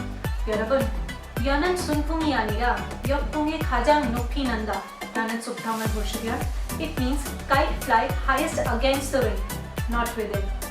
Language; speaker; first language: Korean; non-native, learner; Hindi